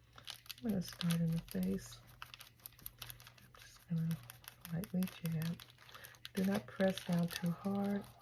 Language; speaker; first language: English; native; English